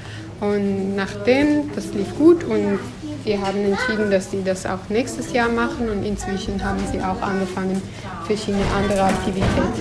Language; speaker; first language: German; non-native, fluent; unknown